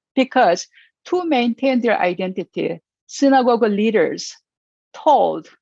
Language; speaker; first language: English; non-native, fluent; Korean